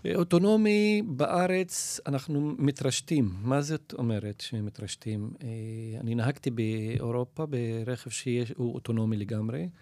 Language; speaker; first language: Hebrew; non-native, local second language; Arabic